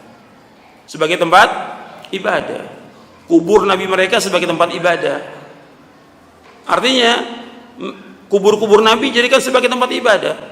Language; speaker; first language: Indonesian; native; Indonesian